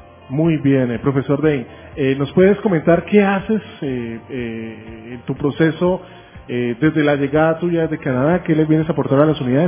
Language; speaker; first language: Spanish; native; Spanish